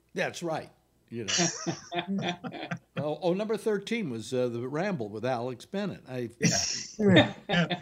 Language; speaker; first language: English; native; English